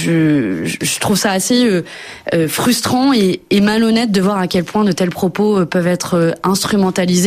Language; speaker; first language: French; native; French